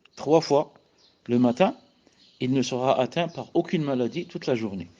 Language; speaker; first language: French; non-native, local second language; Arabic